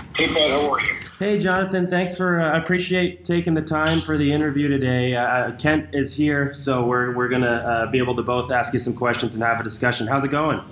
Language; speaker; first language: English; native; English